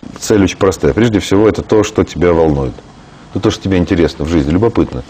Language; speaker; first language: Russian; native; Russian